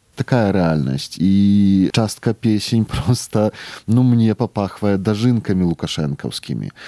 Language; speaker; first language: Belarusian; native; Belarusian